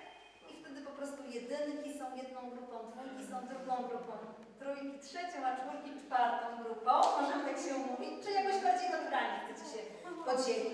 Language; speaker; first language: Polish; native; Polish